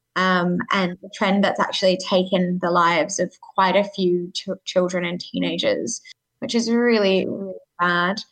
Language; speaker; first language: English; native; English